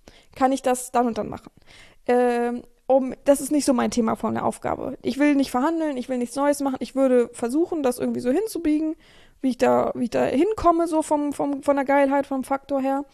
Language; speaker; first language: German; native; German